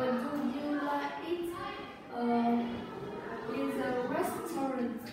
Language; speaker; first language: English; non-native, learner; Vietnamese